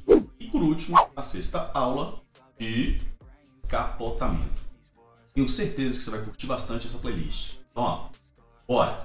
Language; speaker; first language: Portuguese; native; Portuguese